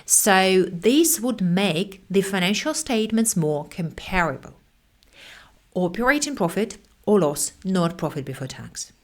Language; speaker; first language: English; non-native, fluent; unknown